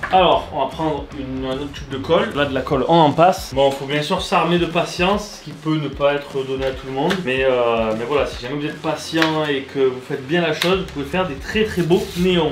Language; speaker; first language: French; native; French